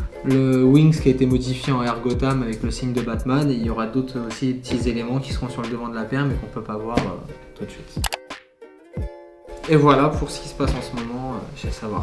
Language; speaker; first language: French; native; French